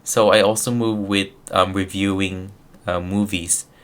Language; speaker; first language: English; non-native, local second language; Filipino